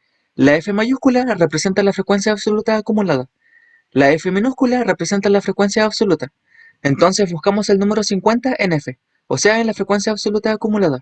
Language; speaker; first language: Spanish; native; Spanish